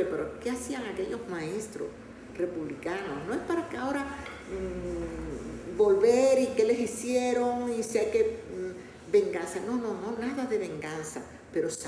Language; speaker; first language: Spanish; native; Spanish